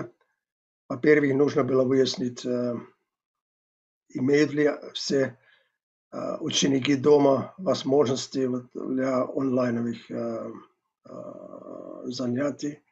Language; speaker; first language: Russian; non-native, fluent; Finnish